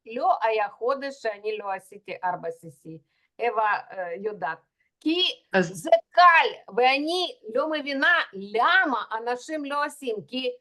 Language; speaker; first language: Hebrew; non-native, fluent; Russian